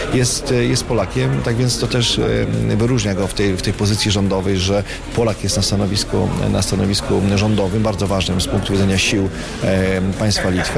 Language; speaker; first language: Polish; native; Polish